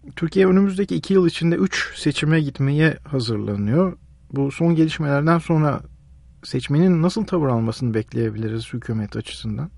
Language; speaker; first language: Turkish; native; Turkish